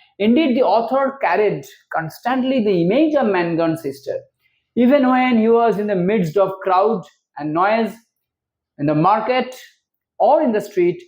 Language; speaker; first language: English; non-native, local second language; Bangla